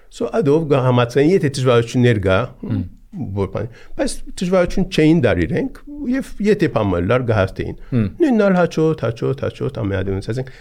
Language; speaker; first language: Armenian; early bilingual, heritage; Armenian